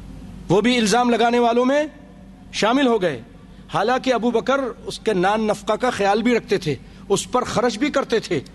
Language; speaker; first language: Urdu; native; Urdu